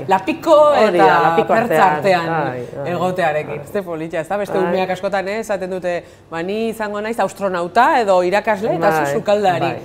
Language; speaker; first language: Basque; native; Basque